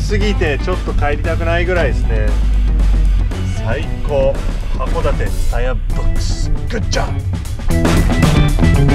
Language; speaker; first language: Japanese; non-native, fluent; English